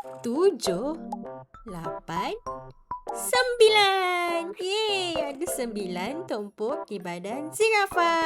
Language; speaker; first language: Malay; native; Malay